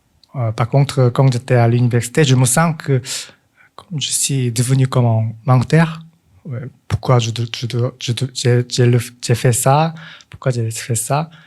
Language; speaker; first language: French; non-native, fluent; Korean